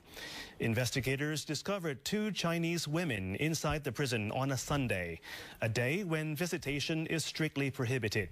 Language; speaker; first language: English; non-native, fluent; Thai